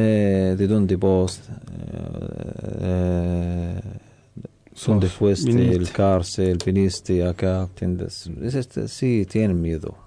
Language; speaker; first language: Spanish; non-native, local second language; Arabic